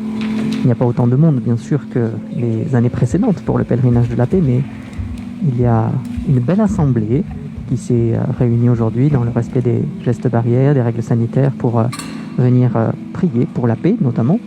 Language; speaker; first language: French; native; French